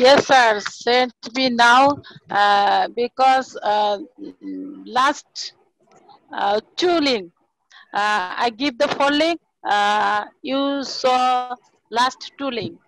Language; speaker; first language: English; non-native, learner; Bangla